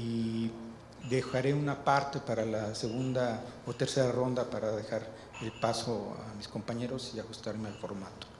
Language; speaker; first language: Spanish; native; Spanish